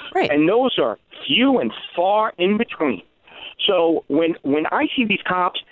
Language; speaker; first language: English; native; English